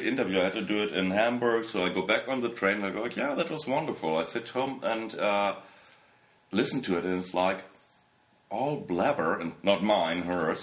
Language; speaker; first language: English; non-native, fluent; German